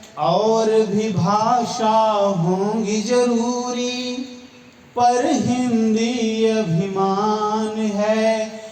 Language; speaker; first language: Hindi; native; Hindi